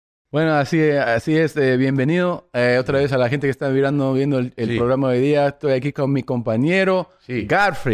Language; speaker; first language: Spanish; early bilingual, heritage; Spanish